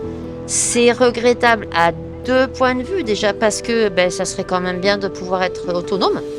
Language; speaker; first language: French; native; French